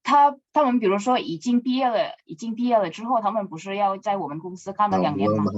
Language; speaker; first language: Chinese; non-native, fluent; Indonesian